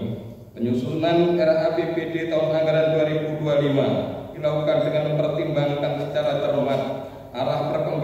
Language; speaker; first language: Indonesian; native; Indonesian